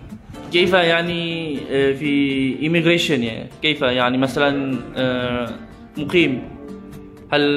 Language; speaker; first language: Arabic; non-native, learner; Malay